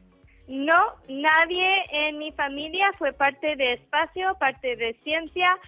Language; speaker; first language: Spanish; non-native, learner; English